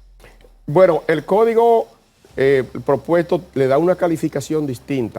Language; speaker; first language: Spanish; native; Spanish